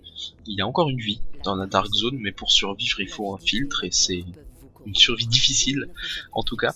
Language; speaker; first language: French; native; French